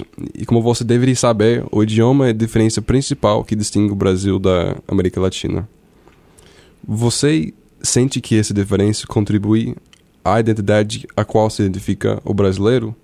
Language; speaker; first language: Portuguese; non-native, fluent; English